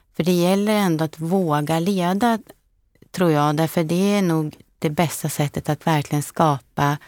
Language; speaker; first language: Swedish; native; Swedish